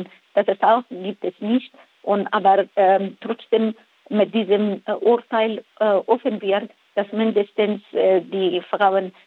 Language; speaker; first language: German; non-native, fluent; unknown